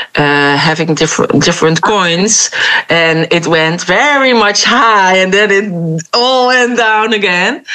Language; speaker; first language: English; non-native, fluent; Dutch